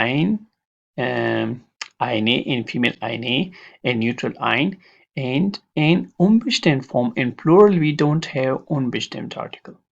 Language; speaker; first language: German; non-native, learner; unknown